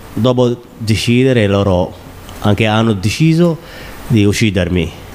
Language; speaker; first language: Italian; non-native, learner; Somali